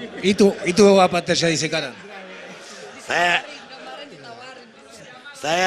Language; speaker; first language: Indonesian; non-native, fluent; Spanish